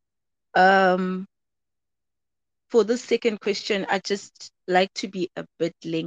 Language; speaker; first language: English; non-native, local second language; Zulu